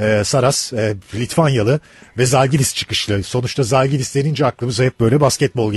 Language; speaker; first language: Turkish; native; Turkish